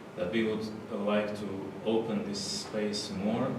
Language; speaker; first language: English; non-native, fluent; Slovak